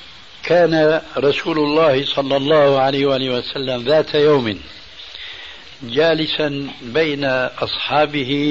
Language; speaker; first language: Arabic; early bilingual, other home language; Albanian